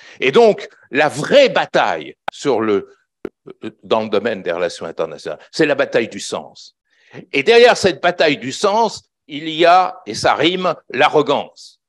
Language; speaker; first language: French; native; French